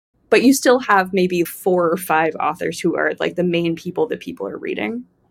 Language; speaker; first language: English; native; English